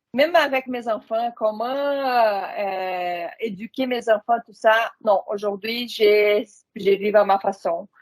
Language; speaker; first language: French; non-native, fluent; Portuguese